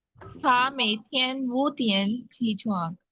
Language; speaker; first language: Chinese; non-native, learner; Urdu